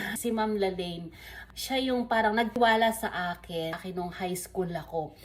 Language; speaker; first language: Filipino; non-native, local second language; Iloko